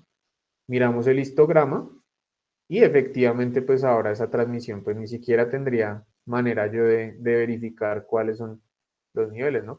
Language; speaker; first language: Spanish; native; Spanish